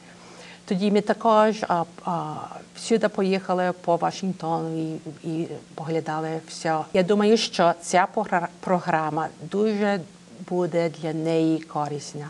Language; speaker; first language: Ukrainian; early bilingual, heritage; Ukrainian